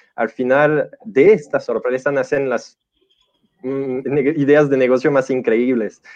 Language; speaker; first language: Spanish; non-native, fluent; French